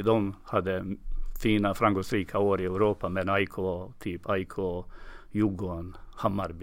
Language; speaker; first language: Swedish; non-native, fluent; Serbian